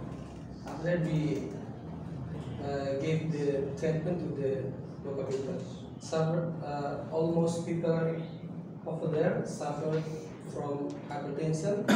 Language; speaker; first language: English; non-native, learner; Indonesian